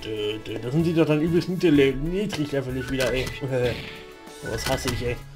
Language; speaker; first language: German; native; German